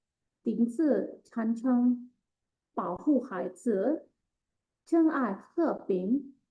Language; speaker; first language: Chinese; non-native, fluent; Indonesian